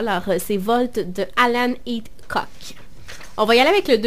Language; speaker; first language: French; native; French